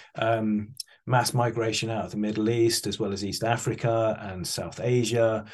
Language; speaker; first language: English; native; English